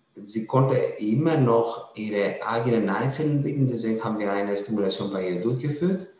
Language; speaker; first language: German; non-native, fluent; Greek